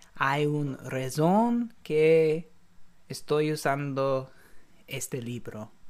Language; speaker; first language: Spanish; non-native, learner; English